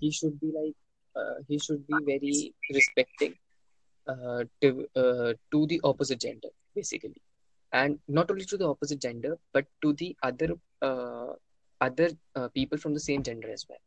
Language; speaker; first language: English; non-native, local second language; Hindi